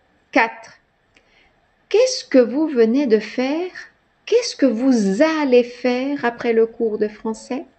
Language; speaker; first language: French; non-native, fluent; Spanish